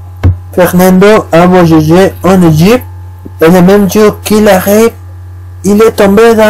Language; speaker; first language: French; non-native, learner; Spanish